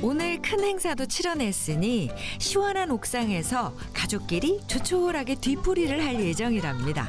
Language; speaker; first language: Korean; native; Korean